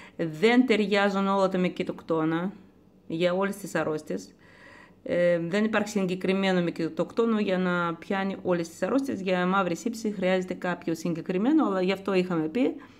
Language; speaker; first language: Greek; non-native, fluent; Russian